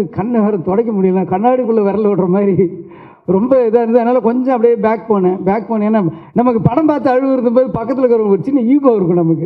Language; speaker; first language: Tamil; native; Tamil